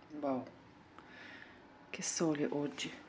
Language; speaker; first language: Italian; non-native, learner; Ukrainian